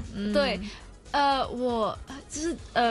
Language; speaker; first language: Chinese; non-native, local second language; Cantonese